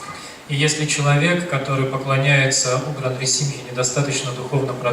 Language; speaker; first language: Russian; native; Russian